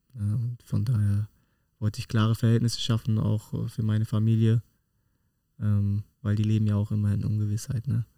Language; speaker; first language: German; native; German